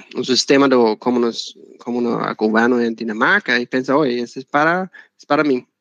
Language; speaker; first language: Portuguese; non-native, fluent; Danish